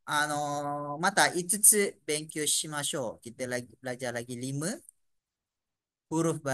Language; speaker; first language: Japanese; non-native, fluent; Malay